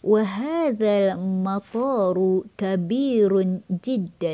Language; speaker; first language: Arabic; non-native, fluent; Malay